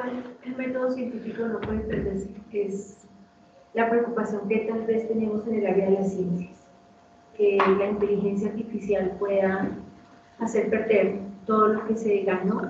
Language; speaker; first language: Spanish; native; Spanish